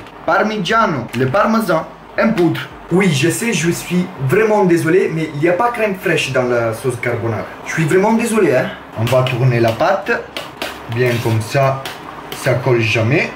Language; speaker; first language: French; non-native, learner; Italian